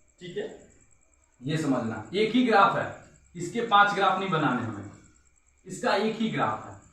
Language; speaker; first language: Hindi; native; Hindi